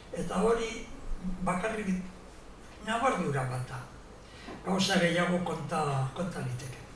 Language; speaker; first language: Basque; non-native, local second language; Spanish